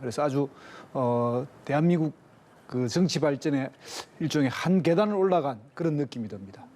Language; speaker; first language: Korean; native; Korean